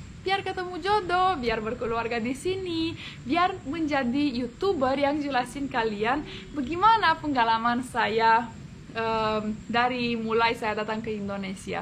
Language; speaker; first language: Indonesian; non-native, fluent; Romanian